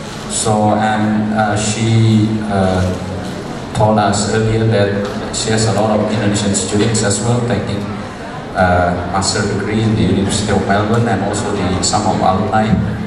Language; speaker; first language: English; non-native, fluent; Indonesian